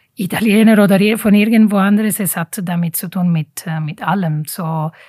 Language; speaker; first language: German; non-native, fluent; Italian